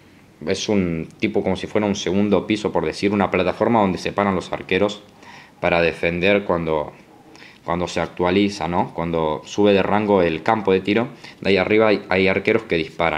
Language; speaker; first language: Spanish; native; Spanish